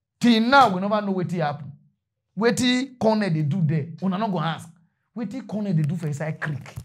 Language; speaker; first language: Nigerian Pidgin; non-native, local second language; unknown